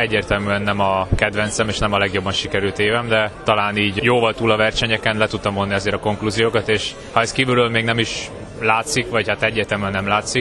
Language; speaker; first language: Hungarian; native; Hungarian